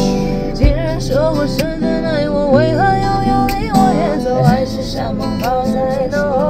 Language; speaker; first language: Chinese; early bilingual, heritage; English